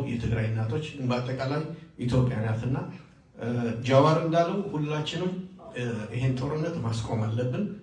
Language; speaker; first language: Amharic; non-native, local second language; Tigrinya